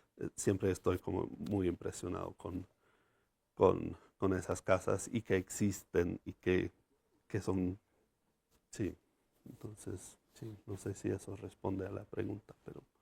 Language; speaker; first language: Spanish; non-native, fluent; English